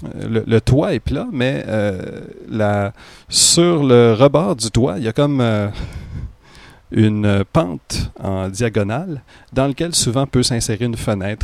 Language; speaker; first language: French; native; French